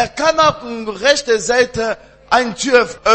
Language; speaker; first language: German; non-native, learner; French